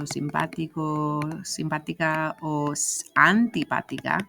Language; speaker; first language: Spanish; non-native, fluent; English